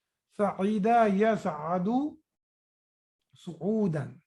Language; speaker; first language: Arabic; non-native, fluent; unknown